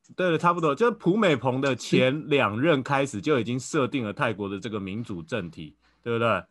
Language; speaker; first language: Chinese; native; Chinese